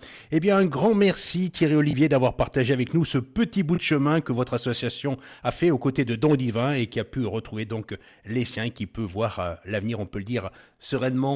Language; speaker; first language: French; native; French